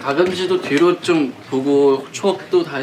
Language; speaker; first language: Korean; non-native, fluent; Chinese